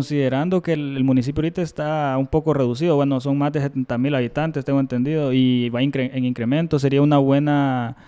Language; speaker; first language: Spanish; native; Spanish